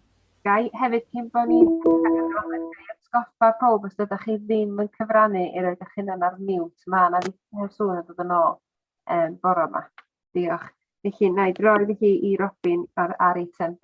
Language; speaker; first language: Welsh; native; Welsh